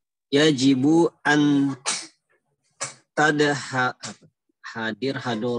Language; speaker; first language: Arabic; non-native, learner; Indonesian